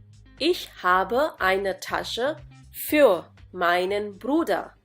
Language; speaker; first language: German; non-native, fluent; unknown